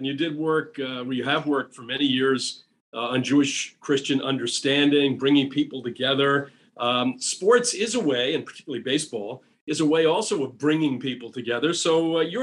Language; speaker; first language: English; native; English